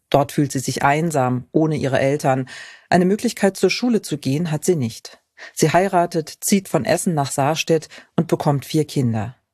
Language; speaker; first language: German; native; German